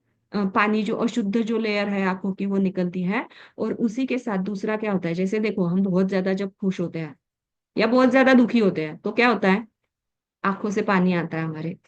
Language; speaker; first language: Hindi; native; Hindi